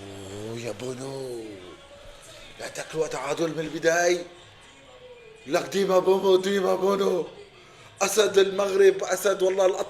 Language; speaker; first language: Arabic; native; Arabic